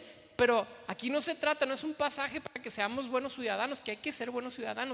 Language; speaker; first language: Spanish; native; Spanish